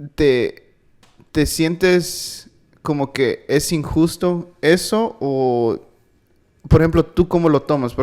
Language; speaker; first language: Spanish; early bilingual, heritage; Spanish